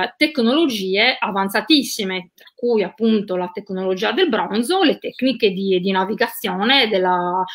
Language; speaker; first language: Italian; native; Italian